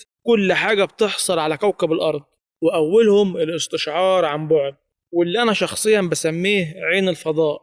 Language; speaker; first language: Arabic; native; Arabic